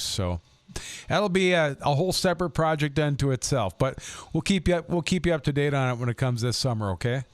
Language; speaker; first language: English; native; English